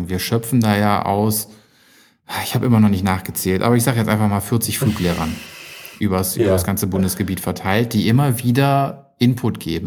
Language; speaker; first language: German; native; German